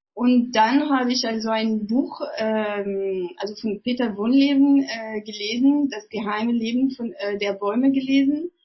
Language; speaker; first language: German; non-native, fluent; French